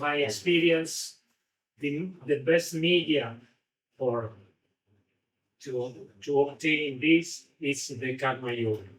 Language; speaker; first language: English; non-native, learner; Italian